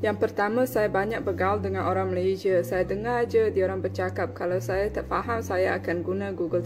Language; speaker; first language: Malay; non-native, fluent; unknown